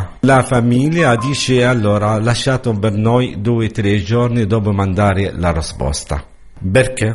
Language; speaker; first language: Italian; non-native, learner; Arabic